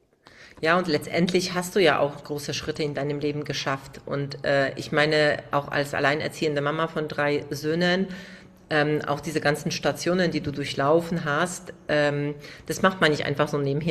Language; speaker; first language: German; native; German